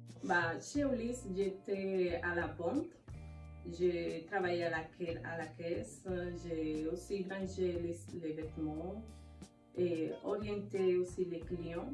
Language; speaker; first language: French; non-native, learner; Spanish